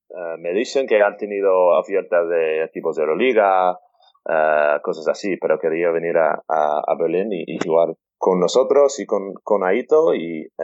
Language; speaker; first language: Spanish; non-native, fluent; English